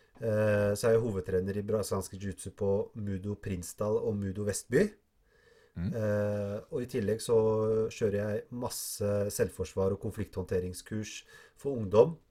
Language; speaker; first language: Norwegian; early bilingual, other home language; Arabic